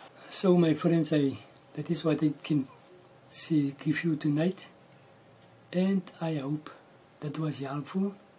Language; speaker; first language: English; non-native, local second language; Afrikaans